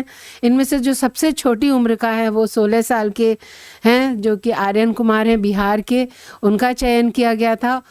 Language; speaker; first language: Hindi; native; Hindi